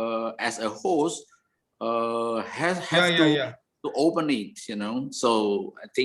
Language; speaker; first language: English; non-native, learner; Indonesian